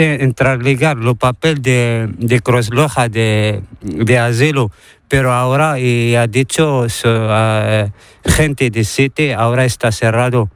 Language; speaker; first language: Spanish; non-native, learner; Arabic